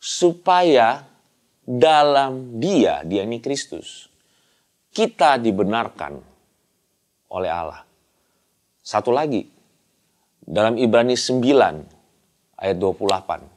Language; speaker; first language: Indonesian; native; Indonesian